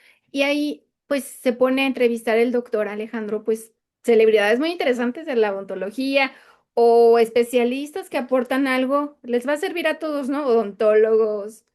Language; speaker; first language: Spanish; native; Spanish